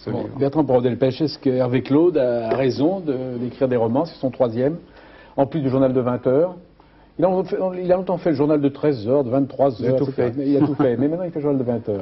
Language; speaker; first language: French; native; French